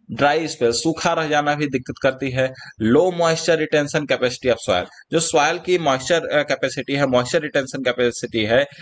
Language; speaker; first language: Hindi; native; Hindi